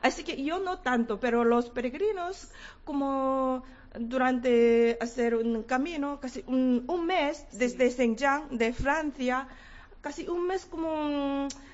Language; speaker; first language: Spanish; non-native, learner; Korean